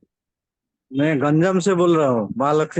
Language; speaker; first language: Hindi; non-native, local second language; Odia